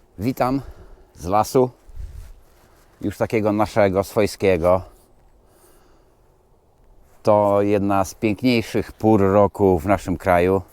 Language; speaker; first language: Polish; native; Polish